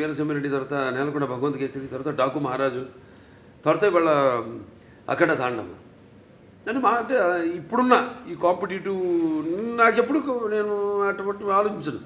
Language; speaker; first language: Telugu; native; Telugu